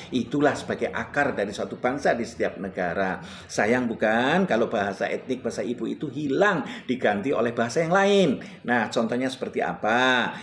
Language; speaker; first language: Indonesian; non-native, local second language; Javanese